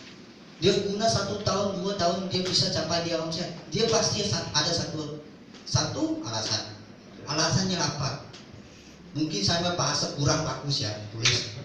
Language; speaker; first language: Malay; non-native, local second language; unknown